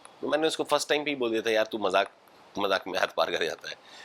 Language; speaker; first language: Hindi; native; Hindi